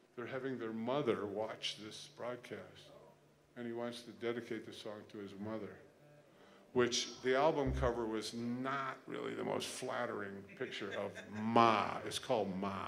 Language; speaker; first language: English; native; English